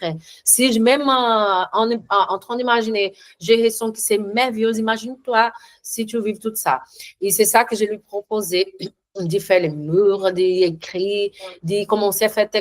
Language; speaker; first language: French; non-native, learner; Portuguese